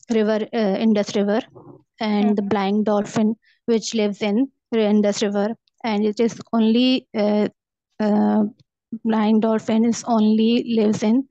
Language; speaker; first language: English; non-native, local second language; Urdu